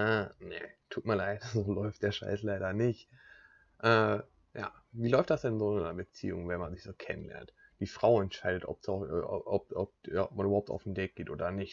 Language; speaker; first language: German; native; German